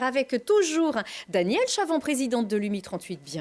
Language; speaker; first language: French; native; French